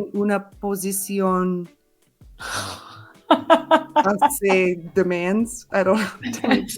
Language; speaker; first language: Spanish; non-native, learner; English